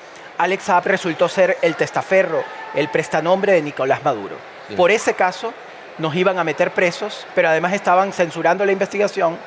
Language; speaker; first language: Spanish; native; Spanish